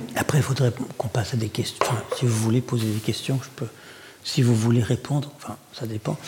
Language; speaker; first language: French; early bilingual, other home language; Russian